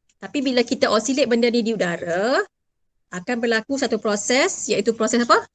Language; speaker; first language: Malay; native; Malay